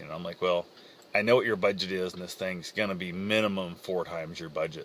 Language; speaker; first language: English; native; English